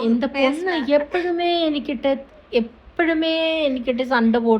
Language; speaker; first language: Tamil; non-native, learner; Malayalam